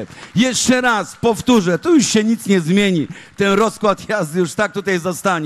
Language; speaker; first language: Polish; native; Polish